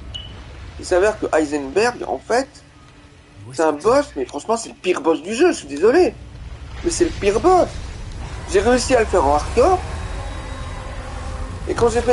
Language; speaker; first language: French; native; French